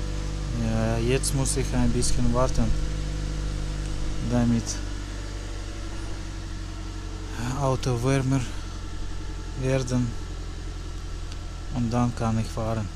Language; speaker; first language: German; non-native, learner; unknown